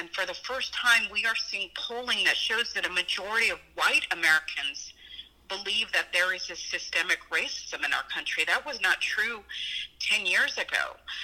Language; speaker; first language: English; native; English